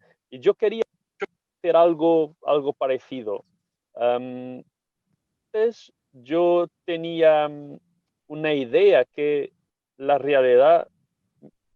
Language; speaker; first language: Spanish; non-native, fluent; Portuguese